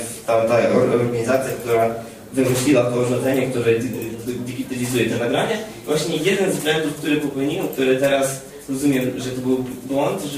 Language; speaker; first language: Polish; non-native, fluent; Ukrainian